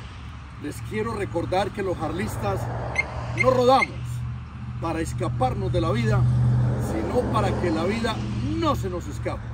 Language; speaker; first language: Spanish; native; Spanish